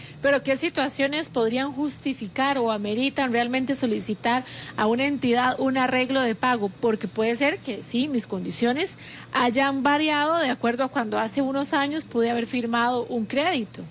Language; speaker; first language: Spanish; native; Spanish